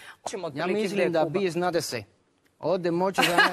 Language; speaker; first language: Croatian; non-native, learner; Spanish